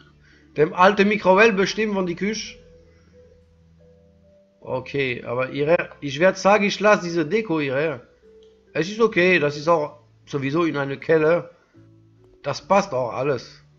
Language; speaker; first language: German; non-native, learner; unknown